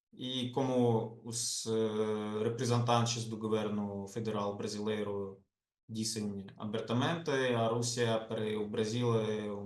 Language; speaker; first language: Portuguese; non-native, fluent; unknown